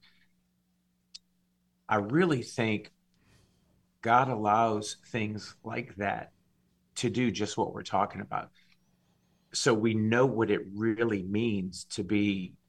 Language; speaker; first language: English; native; English